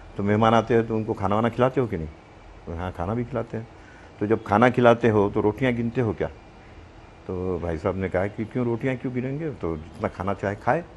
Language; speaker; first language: Hindi; non-native, local second language; Marwari